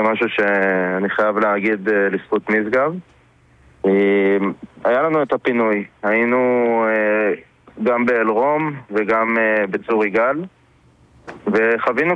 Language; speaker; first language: Hebrew; native; Hebrew